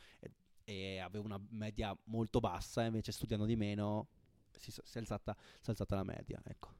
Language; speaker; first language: Italian; native; Italian